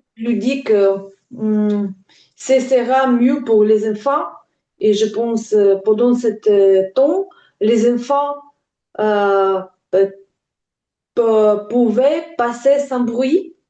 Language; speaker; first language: French; non-native, learner; Ukrainian